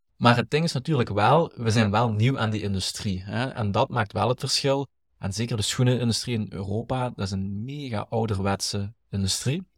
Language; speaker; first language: Dutch; native; Dutch